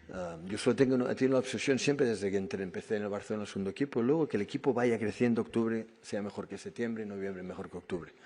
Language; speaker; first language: Spanish; native; Spanish